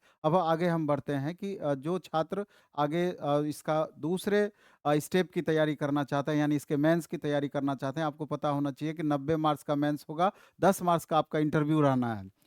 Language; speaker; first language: Hindi; native; Hindi